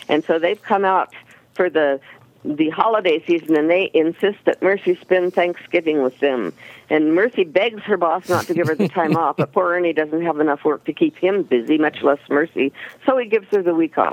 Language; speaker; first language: English; native; English